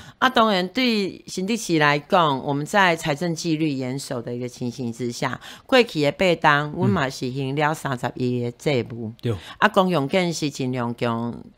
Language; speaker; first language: Chinese; native; Chinese